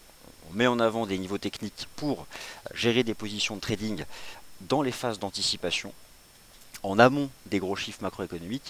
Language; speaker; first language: French; native; French